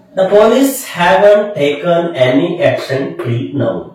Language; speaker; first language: English; non-native, local second language; Kannada